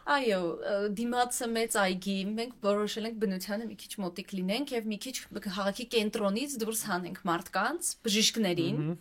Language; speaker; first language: Armenian; native; Armenian